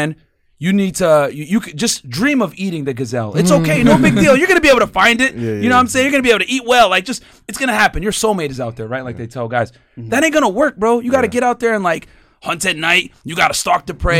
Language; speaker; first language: English; native; English